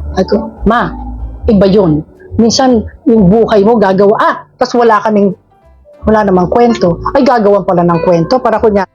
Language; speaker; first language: Filipino; non-native, local second language; English